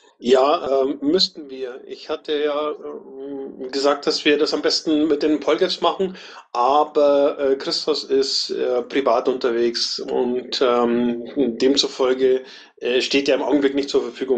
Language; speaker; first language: German; native; German